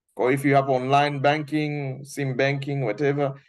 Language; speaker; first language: English; non-native, local second language; Swahili